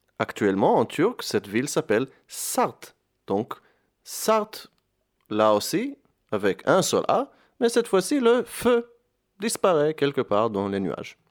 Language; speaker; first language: French; non-native, fluent; Hebrew